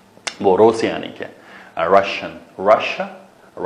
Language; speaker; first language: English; non-native, fluent; Uyghur